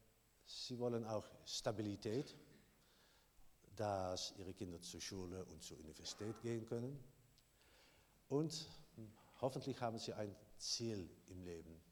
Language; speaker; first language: German; non-native, learner; Dutch